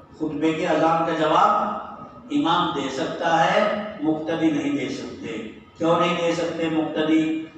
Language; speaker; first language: Urdu; native; Urdu